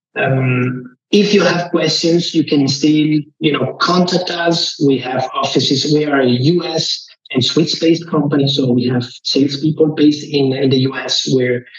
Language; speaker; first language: English; non-native, fluent; Italian